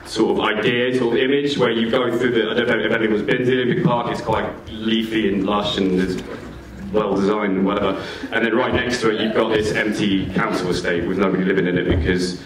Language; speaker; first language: English; native; English